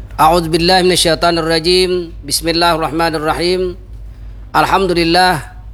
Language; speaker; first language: Malay; non-native, local second language; Banjar